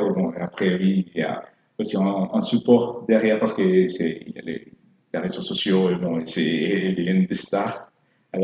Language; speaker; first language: French; non-native, fluent; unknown